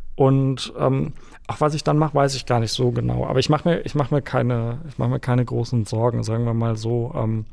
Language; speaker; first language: German; native; German